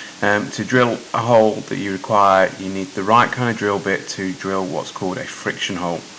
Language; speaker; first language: English; native; English